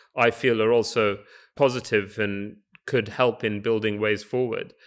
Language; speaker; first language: English; native; English